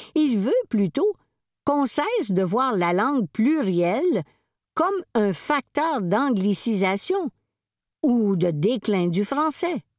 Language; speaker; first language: French; native; French